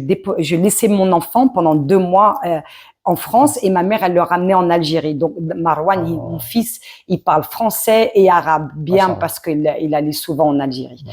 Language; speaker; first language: French; early bilingual, other home language; Arabic